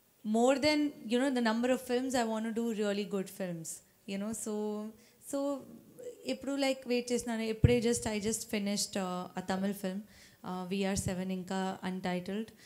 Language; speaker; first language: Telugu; non-native, learner; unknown